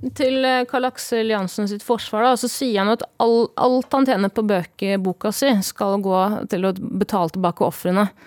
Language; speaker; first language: Norwegian; early bilingual, other home language; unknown